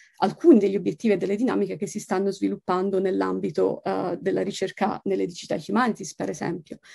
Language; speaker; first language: Italian; native; Italian